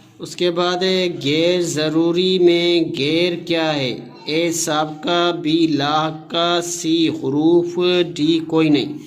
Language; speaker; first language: Urdu; non-native, local second language; Sindhi